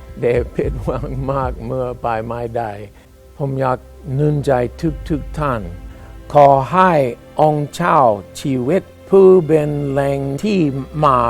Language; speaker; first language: Thai; non-native, fluent; English